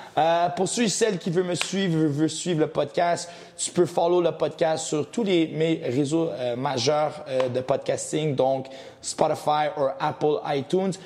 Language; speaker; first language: French; early bilingual, other home language; Portuguese